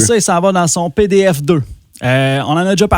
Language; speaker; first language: French; native; French